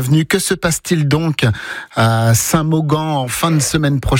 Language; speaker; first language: French; native; French